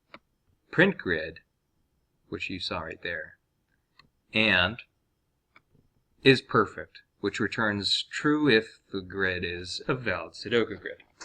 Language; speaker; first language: English; native; English